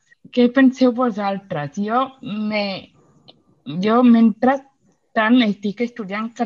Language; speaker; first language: Catalan; non-native, local second language; Spanish